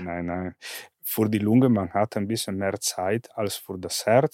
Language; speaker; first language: German; non-native, fluent; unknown